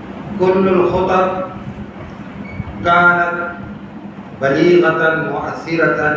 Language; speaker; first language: Arabic; non-native, fluent; Urdu